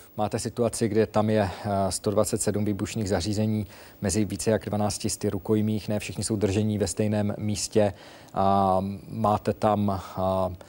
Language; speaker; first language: Czech; native; Czech